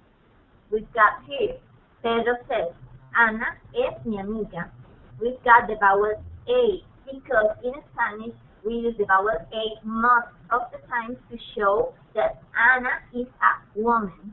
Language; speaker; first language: English; non-native, fluent; Spanish